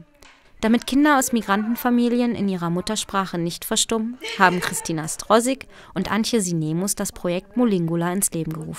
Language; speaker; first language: German; native; German